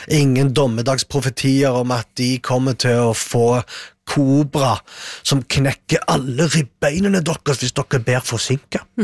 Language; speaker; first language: Norwegian; early bilingual, other home language; Arabic